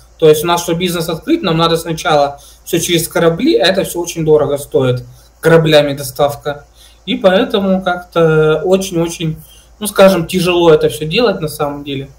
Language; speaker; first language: Russian; native; Russian